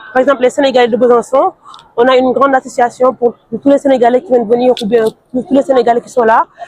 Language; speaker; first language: French; non-native, local second language; Wolof